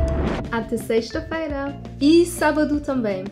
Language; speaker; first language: Portuguese; non-native, learner; German